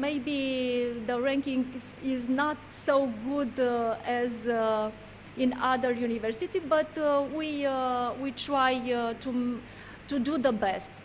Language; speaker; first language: English; non-native, learner; Romanian